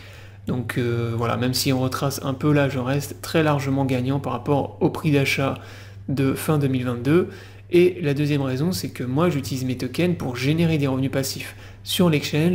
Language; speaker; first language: French; native; French